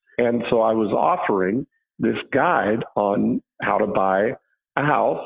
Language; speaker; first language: English; native; English